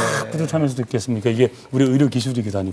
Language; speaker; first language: Korean; native; Korean